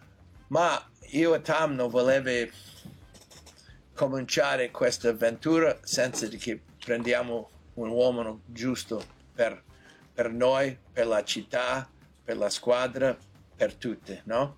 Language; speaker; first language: Italian; non-native, learner; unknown